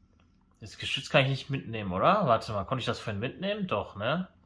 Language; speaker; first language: German; native; German